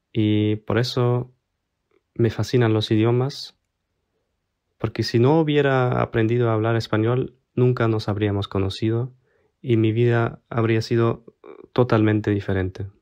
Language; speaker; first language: Spanish; non-native, fluent; German